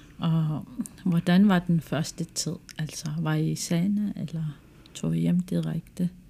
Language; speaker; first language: Danish; non-native, local second language; Kalaallisut